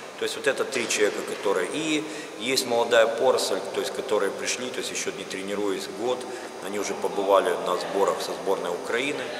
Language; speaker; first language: Russian; native; Russian